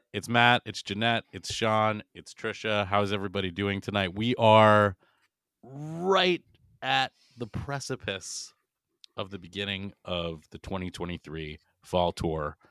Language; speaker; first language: English; native; English